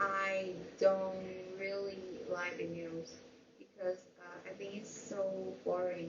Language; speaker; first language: English; non-native, learner; Vietnamese